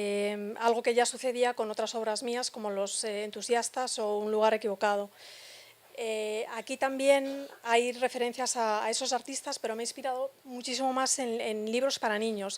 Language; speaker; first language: Spanish; native; Spanish